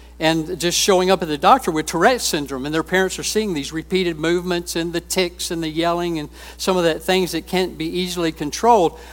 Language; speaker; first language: English; native; English